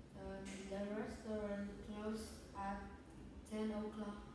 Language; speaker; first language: English; non-native, learner; Vietnamese